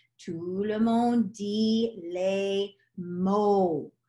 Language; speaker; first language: French; non-native, fluent; English